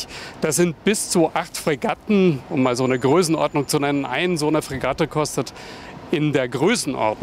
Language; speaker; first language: German; native; German